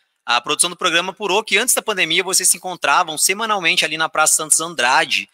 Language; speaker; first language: Portuguese; native; Portuguese